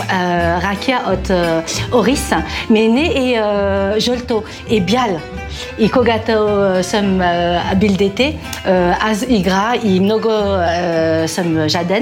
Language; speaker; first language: Bulgarian; non-native, learner; French